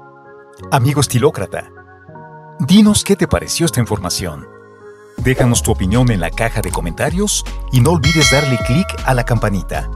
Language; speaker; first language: Spanish; native; Spanish